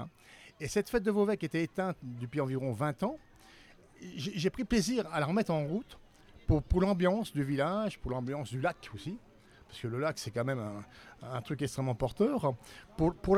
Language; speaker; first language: French; native; French